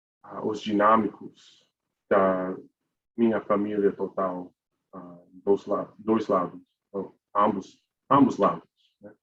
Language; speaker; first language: Portuguese; non-native, learner; English